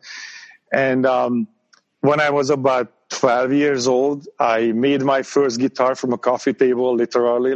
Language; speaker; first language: English; non-native, fluent; Hungarian